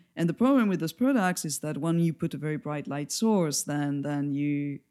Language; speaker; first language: English; non-native, fluent; French